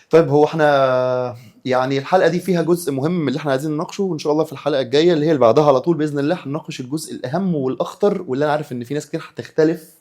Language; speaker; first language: Arabic; native; Arabic